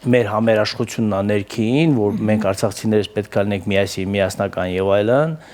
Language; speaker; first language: Armenian; native; Armenian